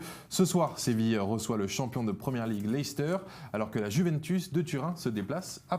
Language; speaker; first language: French; native; French